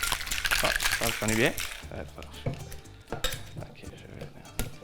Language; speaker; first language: French; native; French